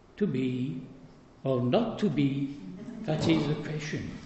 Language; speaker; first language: English; non-native, fluent; French